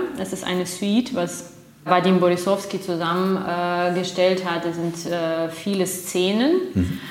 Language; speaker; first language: German; non-native, fluent; Russian